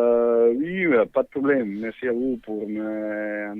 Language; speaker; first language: French; non-native, fluent; Bosnian